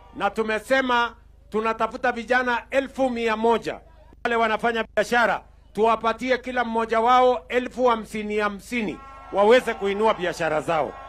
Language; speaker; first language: Swahili; non-native, local second language; Kalenjin